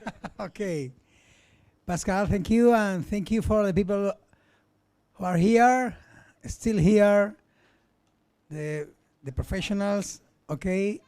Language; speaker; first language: English; non-native, learner; Spanish